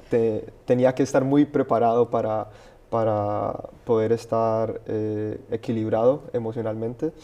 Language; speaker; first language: Spanish; early bilingual, heritage; Spanish